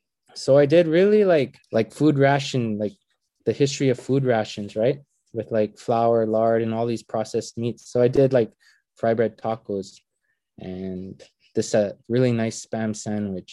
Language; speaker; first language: English; native; English